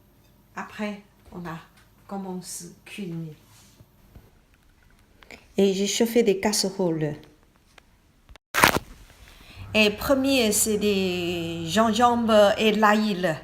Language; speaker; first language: French; non-native, learner; Thai